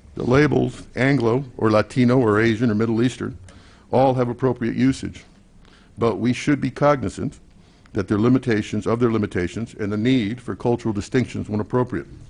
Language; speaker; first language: English; native; English